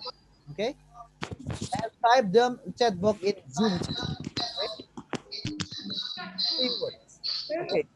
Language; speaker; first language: English; non-native, fluent; Indonesian